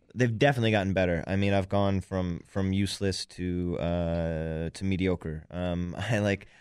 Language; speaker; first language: English; native; English